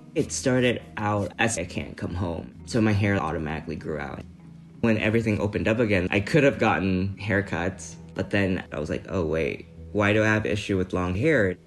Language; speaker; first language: English; early bilingual, other home language; Vietnamese